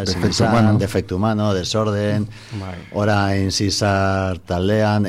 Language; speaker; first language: Basque; non-native, local second language; Spanish